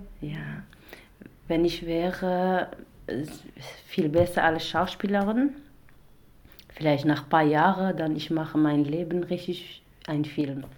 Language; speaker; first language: German; non-native, learner; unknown